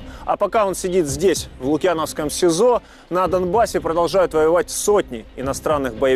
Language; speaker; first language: Russian; native; Russian